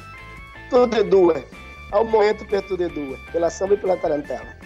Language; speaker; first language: Italian; non-native, fluent; Portuguese